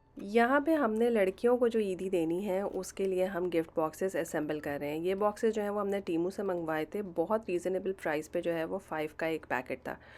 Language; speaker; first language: Urdu; native; Urdu